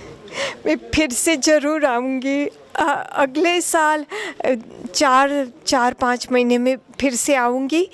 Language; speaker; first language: Hindi; early bilingual, heritage; Hindi